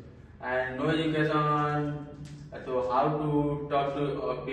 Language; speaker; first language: English; non-native, learner; Hindi